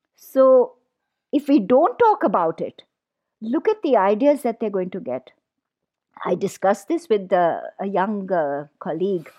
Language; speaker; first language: English; non-native, local second language; Punjabi